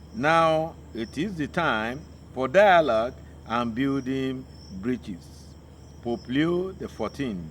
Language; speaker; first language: English; non-native, local second language; Yoruba